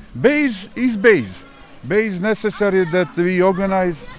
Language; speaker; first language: English; non-native, learner; Serbian